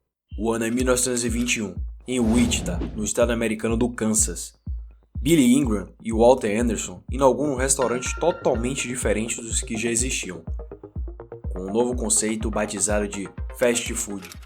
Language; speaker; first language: Portuguese; native; Portuguese